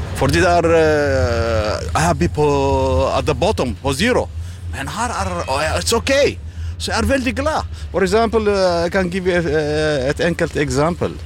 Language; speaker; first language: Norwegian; non-native, learner; Tigrinya